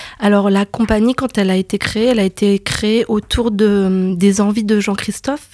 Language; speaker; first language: French; native; French